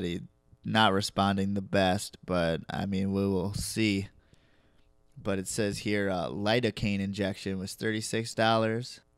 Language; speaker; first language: English; native; English